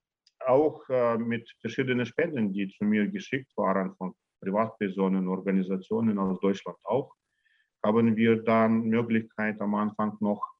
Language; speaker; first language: German; non-native, learner; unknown